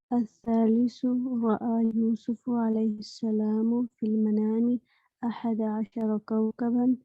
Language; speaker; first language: Arabic; non-native, learner; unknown